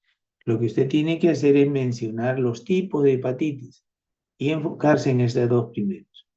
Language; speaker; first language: Spanish; native; Spanish